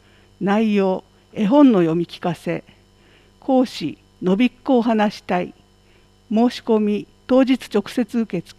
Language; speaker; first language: Japanese; native; Japanese